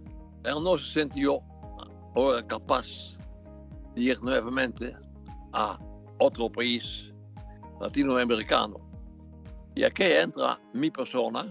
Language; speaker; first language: Spanish; non-native, fluent; Dutch